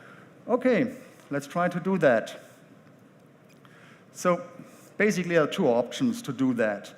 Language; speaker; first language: English; non-native, fluent; German